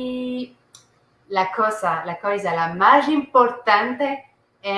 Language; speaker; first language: Portuguese; non-native, learner; French